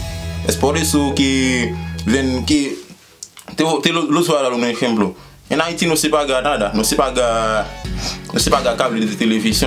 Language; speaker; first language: Spanish; non-native, fluent; Haitian Creole